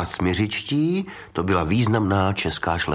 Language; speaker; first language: Czech; native; Czech